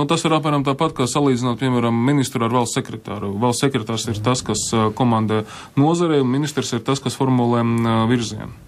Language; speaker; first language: Latvian; non-native, local second language; Russian